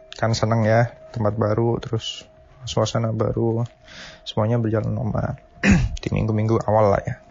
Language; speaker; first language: Indonesian; native; Indonesian